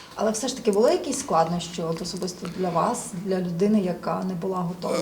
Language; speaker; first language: Ukrainian; native; Ukrainian